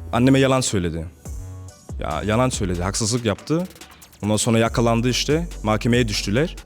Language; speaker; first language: Turkish; early bilingual, heritage; Turkish